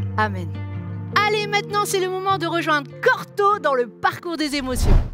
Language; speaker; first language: French; native; French